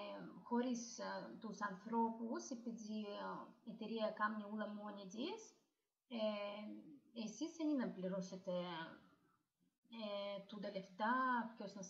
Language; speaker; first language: Greek; non-native, learner; Russian